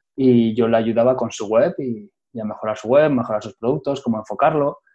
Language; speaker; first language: Spanish; native; Spanish